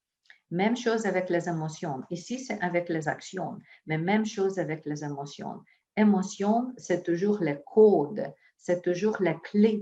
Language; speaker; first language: French; non-native, fluent; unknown